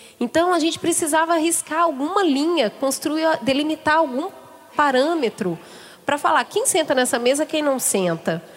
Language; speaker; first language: Portuguese; native; Portuguese